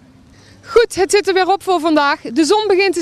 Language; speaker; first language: Dutch; native; Dutch